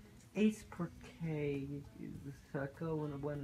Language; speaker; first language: Spanish; non-native, learner; English